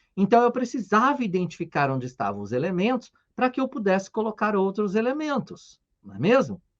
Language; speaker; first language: Portuguese; native; Portuguese